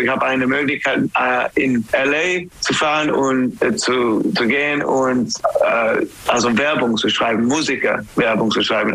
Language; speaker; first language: German; non-native, learner; English